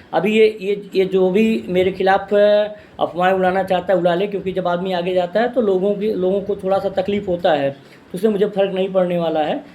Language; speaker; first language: Hindi; native; Hindi